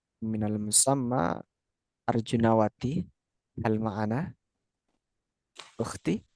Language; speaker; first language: Arabic; non-native, fluent; Indonesian